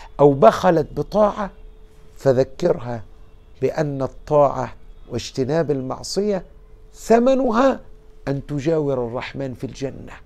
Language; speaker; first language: Arabic; native; Arabic